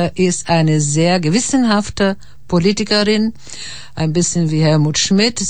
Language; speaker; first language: German; non-native, fluent; Portuguese